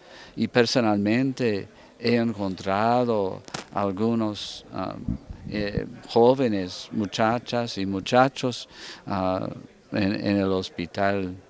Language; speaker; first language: Spanish; non-native, fluent; English